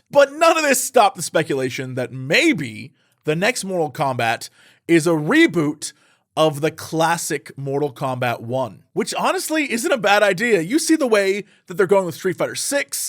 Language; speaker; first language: English; native; English